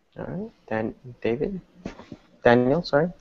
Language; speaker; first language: English; non-native, fluent; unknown